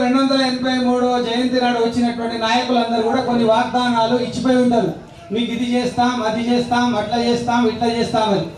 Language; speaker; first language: Telugu; non-native, local second language; Lambadi